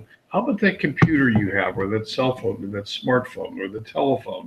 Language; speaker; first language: English; native; English